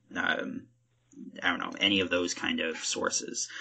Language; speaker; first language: English; native; English